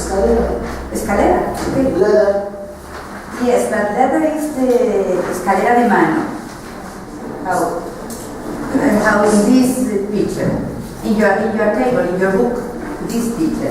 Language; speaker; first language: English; non-native, fluent; Spanish